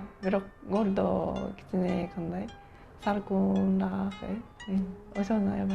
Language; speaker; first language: Kyrgyz; non-native, learner; Japanese